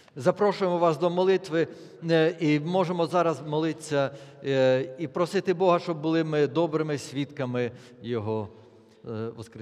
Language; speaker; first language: Polish; non-native, learner; Ukrainian